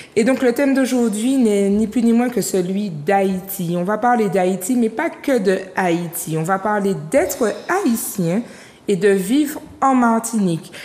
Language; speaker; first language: French; native; French